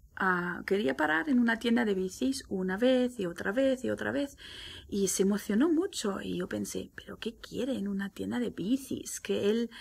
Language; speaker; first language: Spanish; non-native, fluent; German